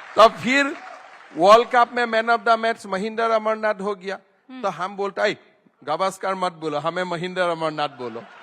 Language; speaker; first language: Hindi; non-native, local second language; Assamese